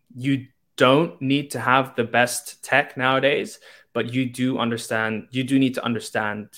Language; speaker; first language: English; non-native, local second language; Cantonese